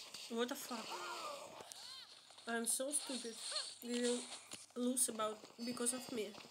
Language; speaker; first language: English; non-native, learner; Russian